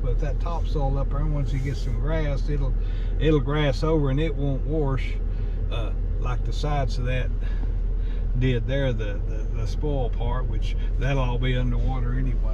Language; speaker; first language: English; native; English